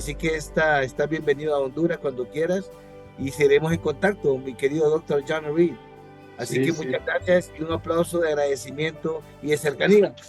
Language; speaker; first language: Spanish; native; Spanish